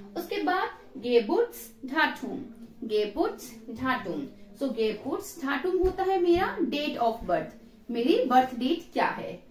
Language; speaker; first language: Hindi; native; Hindi